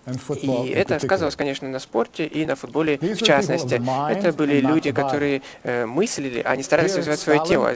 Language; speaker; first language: Russian; native; Russian